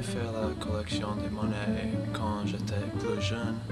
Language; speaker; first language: French; non-native, learner; English